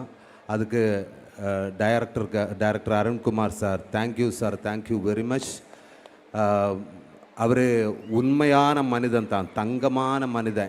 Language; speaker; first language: Tamil; non-native, learner; Malayalam